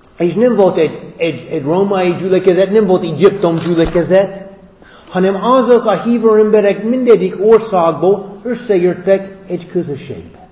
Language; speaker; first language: Hungarian; non-native, fluent; English